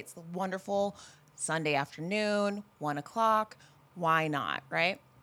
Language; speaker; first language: English; native; English